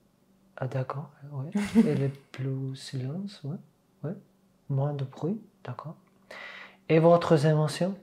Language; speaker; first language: French; non-native, fluent; Catalan